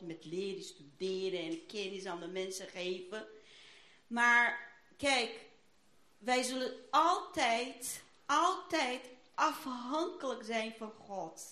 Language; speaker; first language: Dutch; non-native, fluent; Portuguese